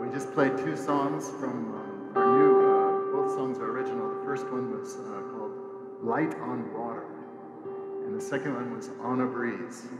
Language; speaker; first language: English; native; English